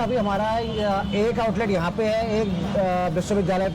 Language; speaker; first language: Hindi; native; Hindi